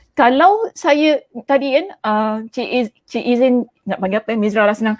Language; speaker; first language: Malay; native; Malay